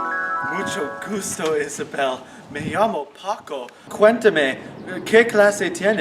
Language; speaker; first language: Spanish; non-native, learner; English